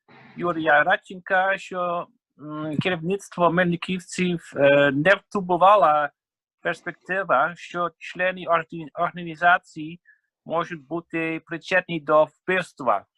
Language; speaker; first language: Ukrainian; non-native, fluent; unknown